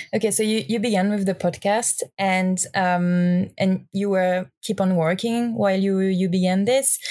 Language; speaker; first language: English; non-native, fluent; French